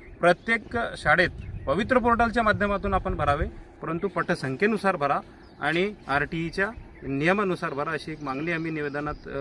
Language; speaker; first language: Marathi; non-native, local second language; Urdu